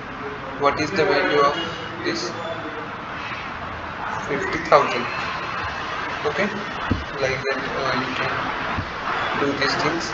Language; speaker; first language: English; non-native, learner; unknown